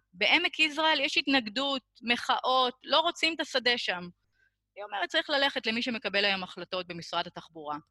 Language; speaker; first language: Hebrew; native; Hebrew